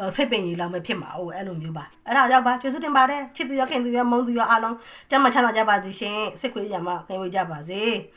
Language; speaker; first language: Burmese; native; Burmese